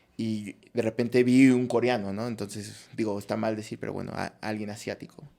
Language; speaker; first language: Spanish; non-native, fluent; French